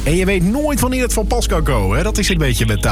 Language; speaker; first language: Dutch; native; Dutch